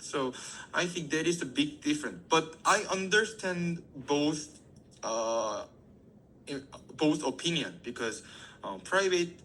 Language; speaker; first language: English; non-native, learner; Korean